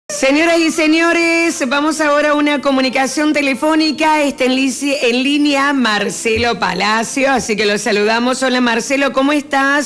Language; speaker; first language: Spanish; native; Spanish